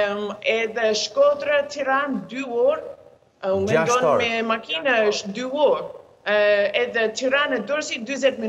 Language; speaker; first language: Albanian; non-native, learner; English